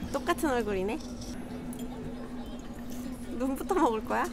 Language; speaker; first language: Korean; native; Korean